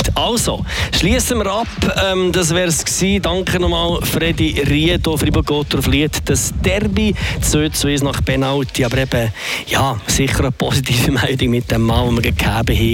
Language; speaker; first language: German; native; German